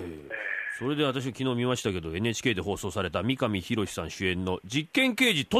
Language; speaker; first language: Japanese; native; Japanese